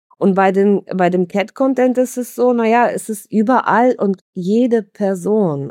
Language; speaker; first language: German; early bilingual, other home language; Russian